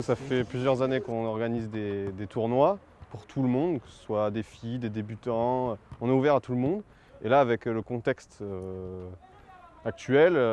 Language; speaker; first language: French; native; French